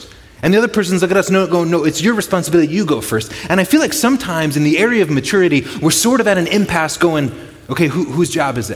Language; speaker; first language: English; native; English